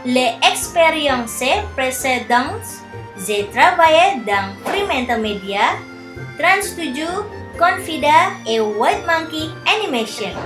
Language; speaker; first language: French; non-native, learner; Indonesian